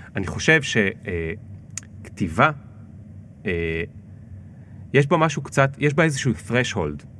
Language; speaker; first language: Hebrew; native; Hebrew